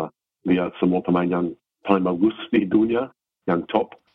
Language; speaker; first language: Indonesian; non-native, fluent; English